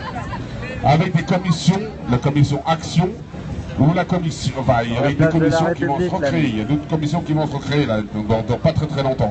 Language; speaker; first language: French; native; French